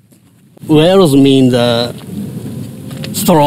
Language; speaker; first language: English; non-native, learner; Japanese